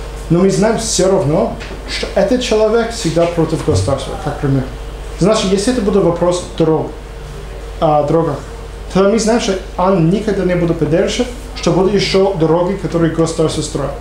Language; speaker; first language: Russian; non-native, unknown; English